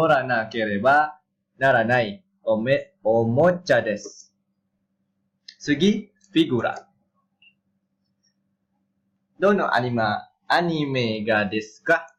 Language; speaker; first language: Japanese; non-native, learner; Malay